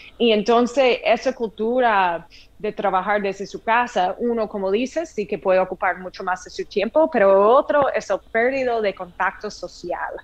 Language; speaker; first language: Spanish; non-native, fluent; English